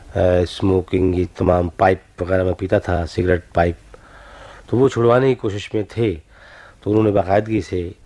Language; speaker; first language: Urdu; native; Urdu